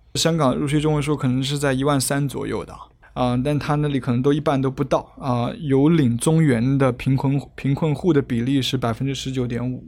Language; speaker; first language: Chinese; native; Chinese